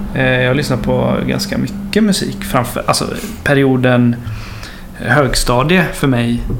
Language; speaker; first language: Swedish; native; Swedish